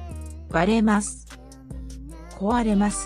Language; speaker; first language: Japanese; non-native, learner; English